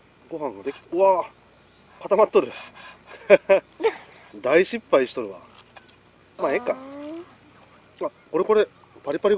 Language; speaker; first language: Japanese; native; Japanese